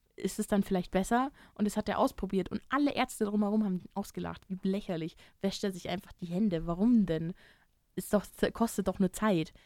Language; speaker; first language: German; native; German